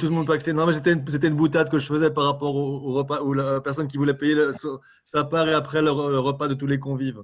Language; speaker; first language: French; native; French